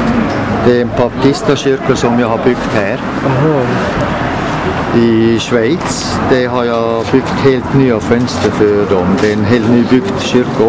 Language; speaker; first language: Swedish; non-native, fluent; German